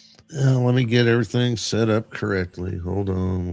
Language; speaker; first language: English; native; English